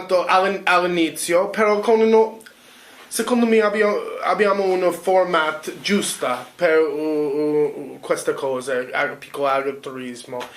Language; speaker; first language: Italian; non-native, learner; English